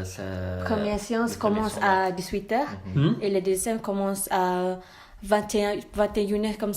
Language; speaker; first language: French; non-native, learner; Malay